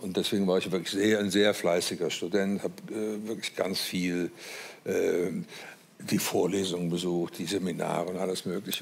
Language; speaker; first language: German; native; German